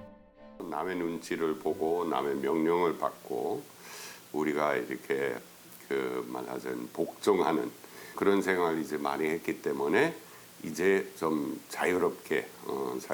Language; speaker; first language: Korean; non-native, fluent; German